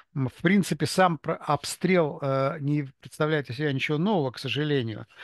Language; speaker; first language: Russian; native; Russian